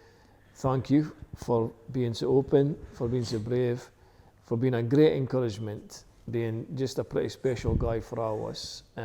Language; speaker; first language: English; native; English